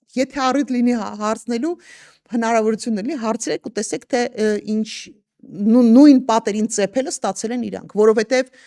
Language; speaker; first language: Armenian; native; Armenian